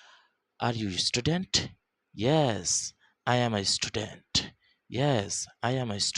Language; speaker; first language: English; non-native, local second language; Urdu